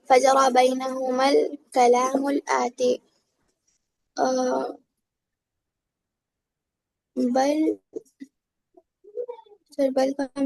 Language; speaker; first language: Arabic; non-native, learner; Urdu